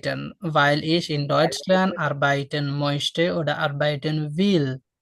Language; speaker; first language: German; non-native, fluent; Bangla